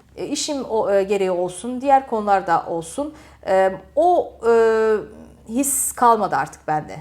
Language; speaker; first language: Turkish; early bilingual, heritage; Turkish